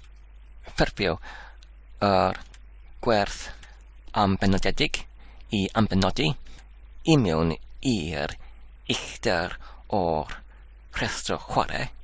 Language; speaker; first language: Welsh; non-native, learner; English